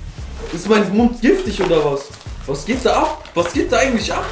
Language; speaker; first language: German; native; German